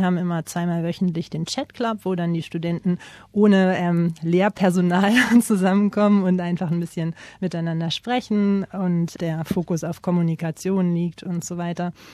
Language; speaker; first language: German; native; German